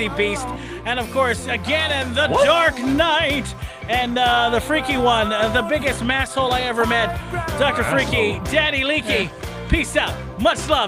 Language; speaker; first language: English; native; English